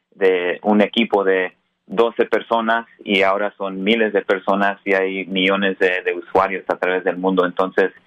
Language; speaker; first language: Spanish; early bilingual, heritage; Spanish